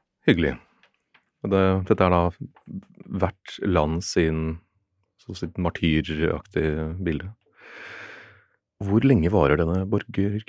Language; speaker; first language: Norwegian; native; Norwegian